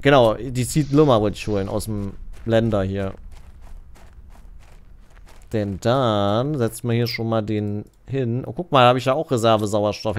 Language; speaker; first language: German; native; German